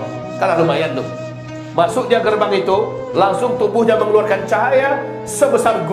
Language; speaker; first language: Indonesian; native; Indonesian